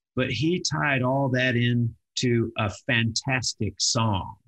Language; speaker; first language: English; native; English